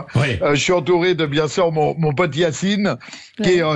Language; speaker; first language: French; native; French